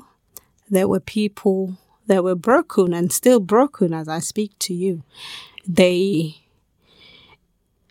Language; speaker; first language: English; non-native, local second language; Krio